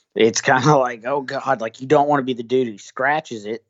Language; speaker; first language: English; native; English